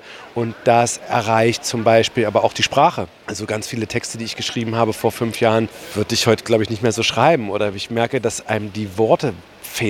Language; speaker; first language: German; native; German